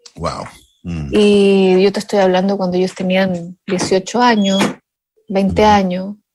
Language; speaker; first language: Spanish; native; Spanish